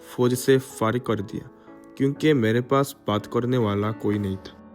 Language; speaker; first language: Urdu; non-native, learner; Korean